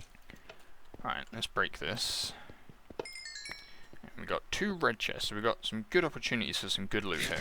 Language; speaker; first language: English; native; English